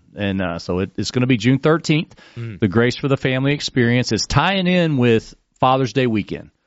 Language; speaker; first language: English; native; English